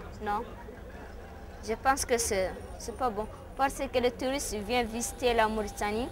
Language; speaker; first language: French; non-native, learner; Arabic